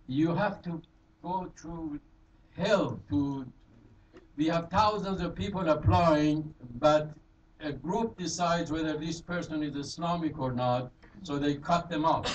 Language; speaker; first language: English; non-native, fluent; Persian